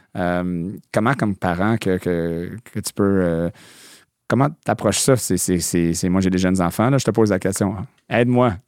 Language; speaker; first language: French; non-native, local second language; English